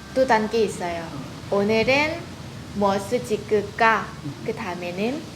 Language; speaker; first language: Korean; non-native, fluent; Vietnamese